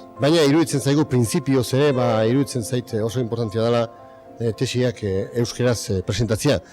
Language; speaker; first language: Basque; non-native, local second language; Spanish